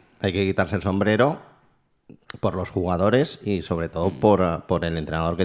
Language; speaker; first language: Spanish; native; Spanish